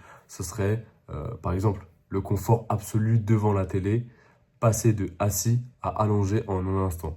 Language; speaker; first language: French; native; French